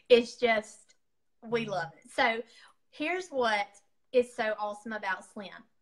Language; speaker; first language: English; native; English